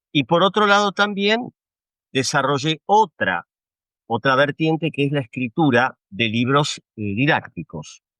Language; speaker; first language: Spanish; native; Spanish